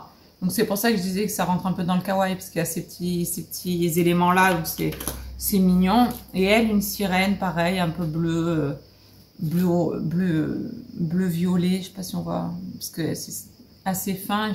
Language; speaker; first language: French; native; French